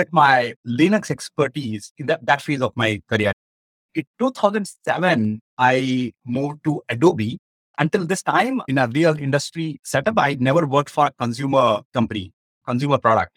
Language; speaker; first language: English; non-native, local second language; Hindi